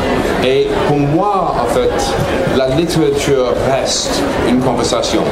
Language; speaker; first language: French; non-native, fluent; English